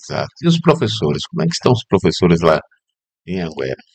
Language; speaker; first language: Portuguese; native; Portuguese